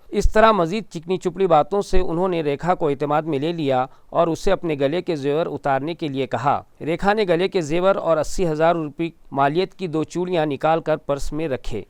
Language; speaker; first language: Urdu; native; Urdu